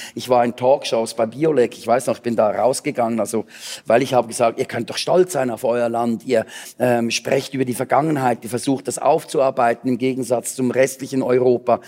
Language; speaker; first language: German; native; German